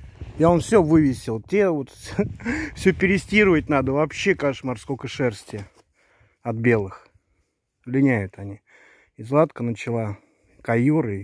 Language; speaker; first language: Russian; native; Russian